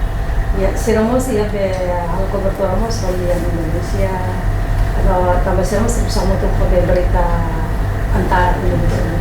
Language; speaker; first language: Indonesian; non-native, learner; Tetum